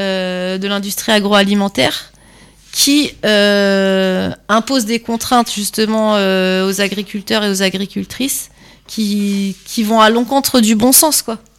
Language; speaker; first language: French; native; French